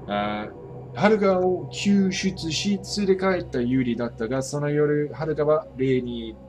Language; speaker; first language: Japanese; non-native, learner; English